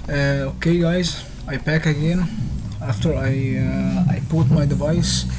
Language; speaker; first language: English; non-native, learner; Arabic